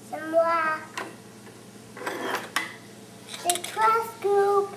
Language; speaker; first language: French; early bilingual, heritage; French